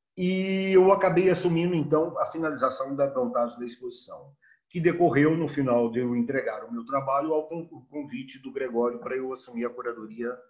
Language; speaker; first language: Portuguese; native; Portuguese